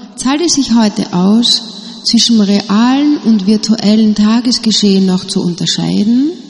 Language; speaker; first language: German; native; German